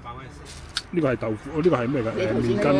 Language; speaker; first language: Cantonese; native; Cantonese